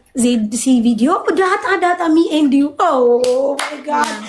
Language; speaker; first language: English; non-native, learner; Amharic